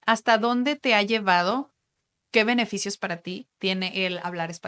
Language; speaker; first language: Spanish; native; Spanish